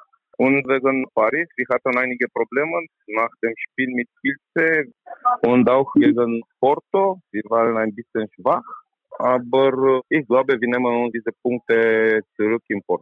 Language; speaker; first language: German; non-native, learner; Romanian